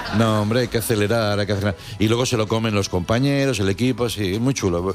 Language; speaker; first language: Spanish; native; Spanish